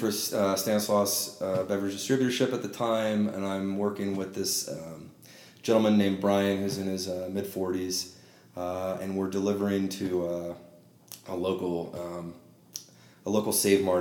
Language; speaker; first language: English; native; English